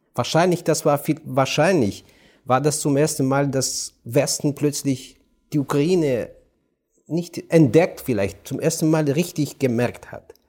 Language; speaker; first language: German; non-native, fluent; Ukrainian